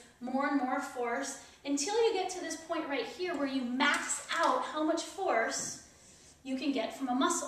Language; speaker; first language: English; native; English